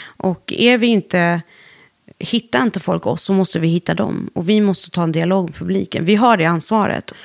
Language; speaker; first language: Swedish; early bilingual, other home language; Arabic